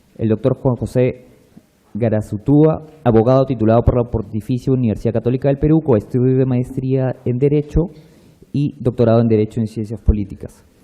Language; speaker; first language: Spanish; native; Spanish